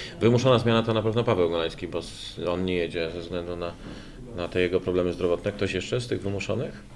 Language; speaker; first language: Polish; native; Polish